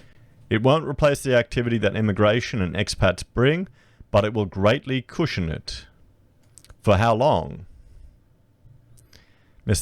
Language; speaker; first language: English; native; English